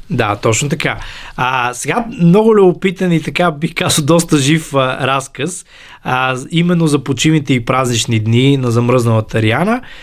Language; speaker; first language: Bulgarian; native; Bulgarian